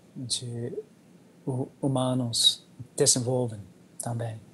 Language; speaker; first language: Portuguese; non-native, learner; English